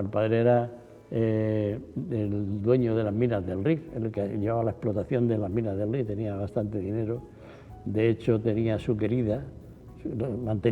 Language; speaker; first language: Spanish; native; Spanish